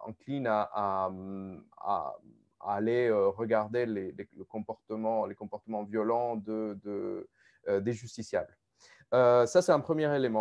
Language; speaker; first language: French; native; French